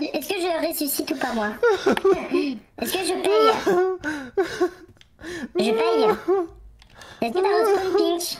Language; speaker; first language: French; native; French